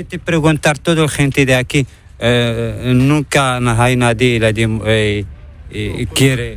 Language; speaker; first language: Spanish; non-native, learner; Arabic